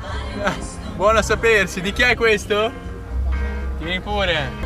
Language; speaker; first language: Italian; native; Italian